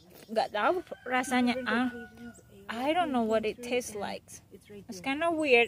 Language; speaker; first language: English; non-native, fluent; Indonesian